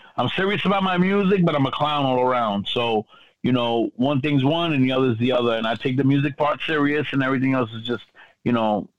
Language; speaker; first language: English; early bilingual, other home language; Spanish